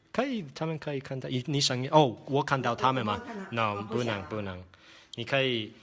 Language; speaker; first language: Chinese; non-native, learner; English